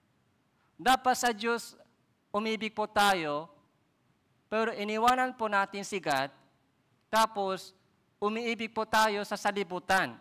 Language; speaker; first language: Filipino; non-native, fluent; Korean